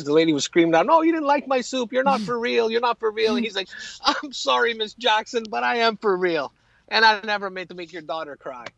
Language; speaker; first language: English; native; English